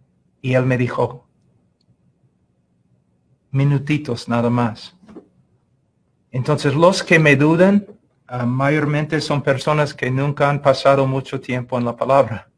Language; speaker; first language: Spanish; non-native, fluent; English